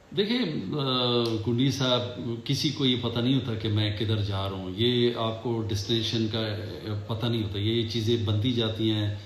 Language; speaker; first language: Urdu; non-native, local second language; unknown